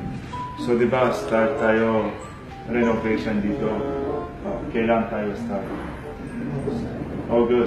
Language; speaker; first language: Filipino; non-native, learner; Arabic